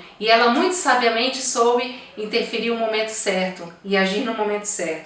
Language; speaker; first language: Portuguese; native; Portuguese